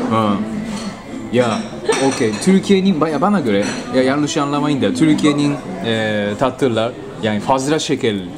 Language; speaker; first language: Turkish; non-native, fluent; Japanese